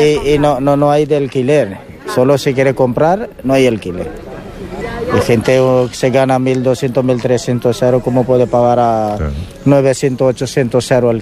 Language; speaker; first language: Spanish; non-native, learner; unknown